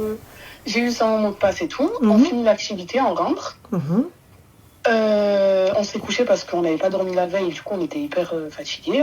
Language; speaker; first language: French; native; French